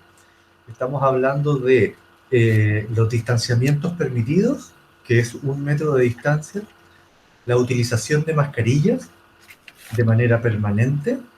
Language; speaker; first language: Spanish; native; Spanish